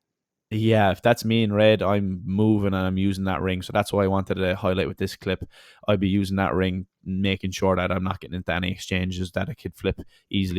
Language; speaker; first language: English; native; English